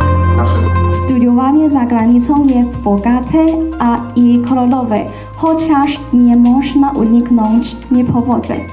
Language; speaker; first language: Polish; non-native, fluent; Chinese